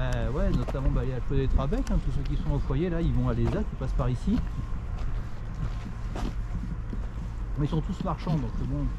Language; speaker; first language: French; native; French